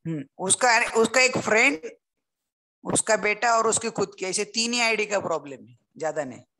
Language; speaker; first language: Hindi; non-native, local second language; Marathi